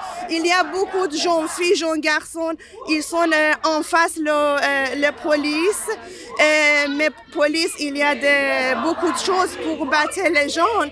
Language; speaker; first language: French; non-native, learner; Persian